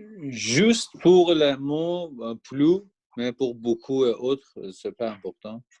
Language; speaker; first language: French; non-native, learner; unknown